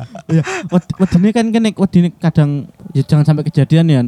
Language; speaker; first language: Indonesian; non-native, local second language; Javanese